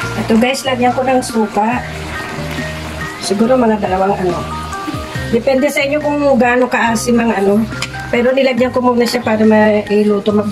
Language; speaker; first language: Filipino; non-native, local second language; Iloko